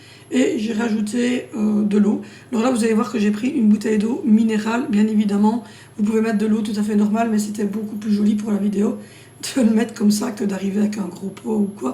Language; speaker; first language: French; native; French